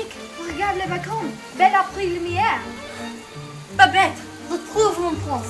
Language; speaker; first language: French; non-native, learner; English